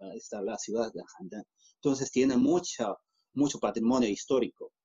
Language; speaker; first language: Spanish; non-native, fluent; Chinese